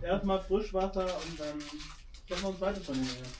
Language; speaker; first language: German; native; German